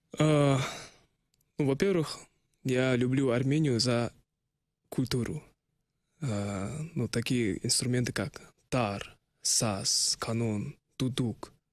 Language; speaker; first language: Russian; non-native, local second language; Kazakh